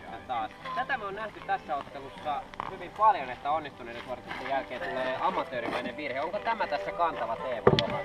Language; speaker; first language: Finnish; native; Finnish